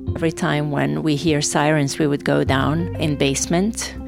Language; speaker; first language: English; non-native, fluent; Serbian